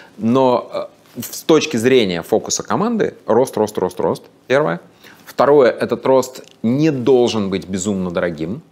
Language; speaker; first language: Russian; native; Russian